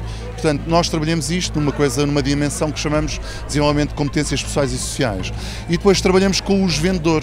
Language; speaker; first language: Portuguese; native; Portuguese